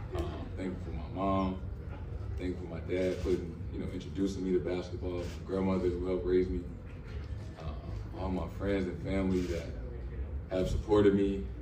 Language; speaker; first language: English; native; English